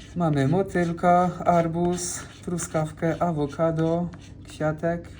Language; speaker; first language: Polish; non-native, fluent; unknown